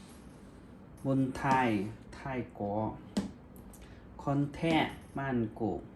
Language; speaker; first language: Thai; non-native, learner; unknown